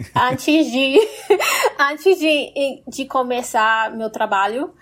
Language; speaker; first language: Portuguese; non-native, fluent; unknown